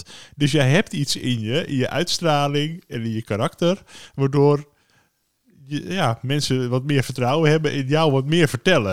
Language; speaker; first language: Dutch; native; Dutch